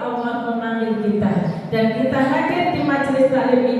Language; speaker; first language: Indonesian; native; Indonesian